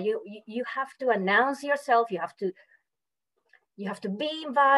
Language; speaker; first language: English; non-native, fluent; Spanish